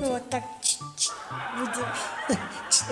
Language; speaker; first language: Russian; non-native, learner; Tajik